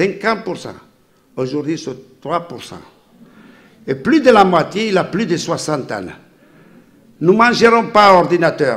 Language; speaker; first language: French; non-native, fluent; Italian